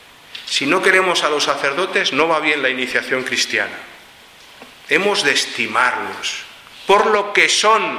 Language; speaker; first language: Spanish; native; Spanish